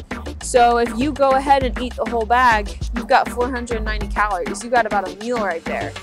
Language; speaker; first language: English; native; English